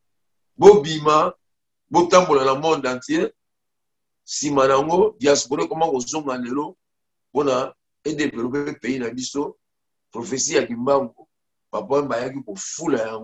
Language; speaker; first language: French; non-native, local second language; Lingala